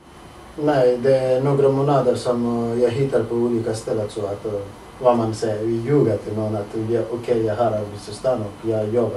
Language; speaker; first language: Swedish; non-native, learner; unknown